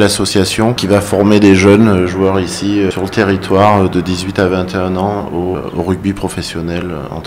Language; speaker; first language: French; native; French